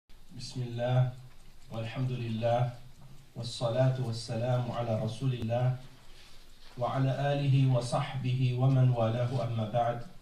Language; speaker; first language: Arabic; non-native, fluent; French